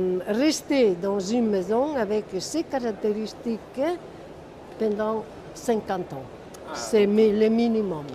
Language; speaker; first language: French; non-native, fluent; Italian